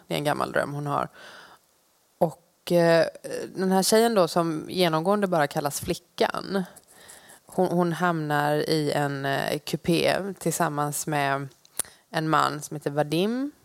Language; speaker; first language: Swedish; native; Swedish